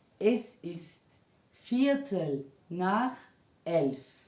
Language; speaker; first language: German; non-native, fluent; Turkish